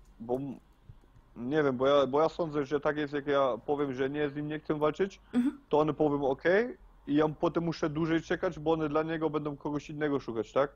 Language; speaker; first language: Polish; early bilingual, heritage; Polish